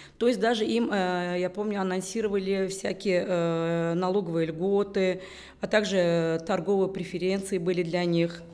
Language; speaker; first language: Russian; non-native, local second language; Uzbek